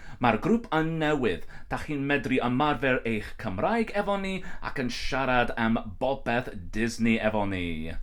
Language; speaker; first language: Welsh; non-native, learner; English